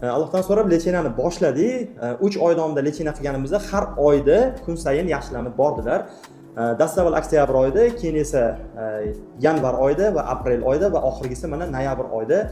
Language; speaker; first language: Uzbek; native; Uzbek